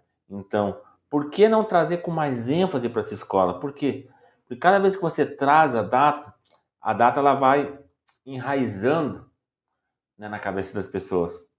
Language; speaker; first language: Portuguese; native; Portuguese